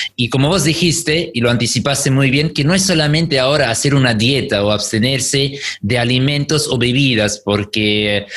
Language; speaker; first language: Spanish; non-native, fluent; German